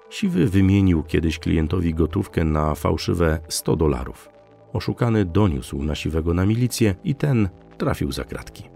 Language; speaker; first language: Polish; native; Polish